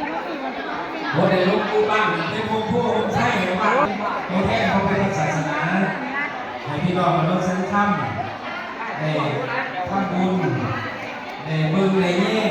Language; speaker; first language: Thai; non-native, local second language; Northeastern Thai